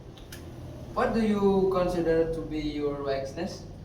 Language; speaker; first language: English; non-native, learner; Indonesian